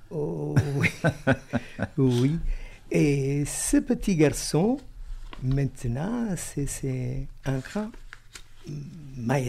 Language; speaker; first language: French; non-native, fluent; Italian